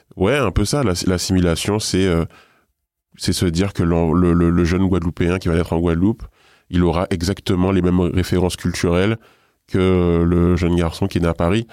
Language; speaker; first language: French; native; French